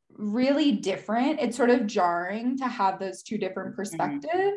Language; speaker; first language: English; native; English